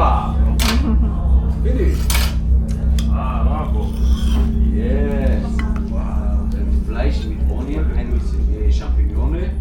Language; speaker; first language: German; non-native, learner; Turkish